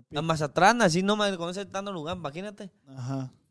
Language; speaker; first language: Spanish; non-native, fluent; Chinese